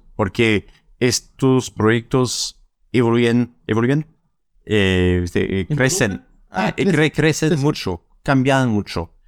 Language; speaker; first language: Spanish; non-native, fluent; French